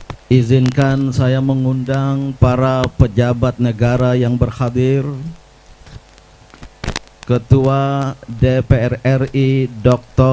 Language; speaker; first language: Indonesian; native; Indonesian